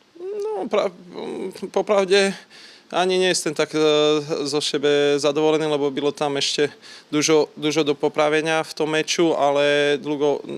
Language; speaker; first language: Polish; non-native, learner; Slovak